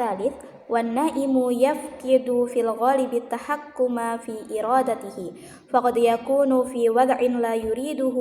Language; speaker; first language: Arabic; non-native, learner; Indonesian